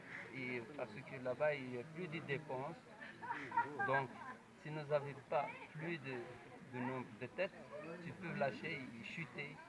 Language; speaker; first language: French; non-native, learner; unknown